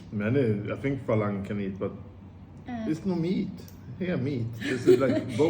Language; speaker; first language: English; non-native, learner; Swedish